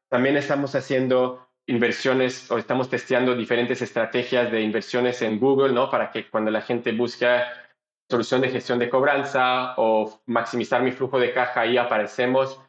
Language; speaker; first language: Spanish; non-native, fluent; French